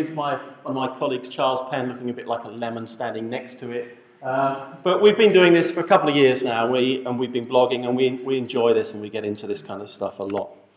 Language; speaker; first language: English; native; English